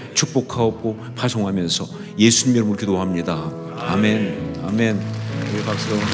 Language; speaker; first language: Korean; native; Korean